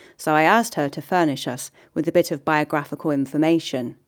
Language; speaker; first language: English; native; English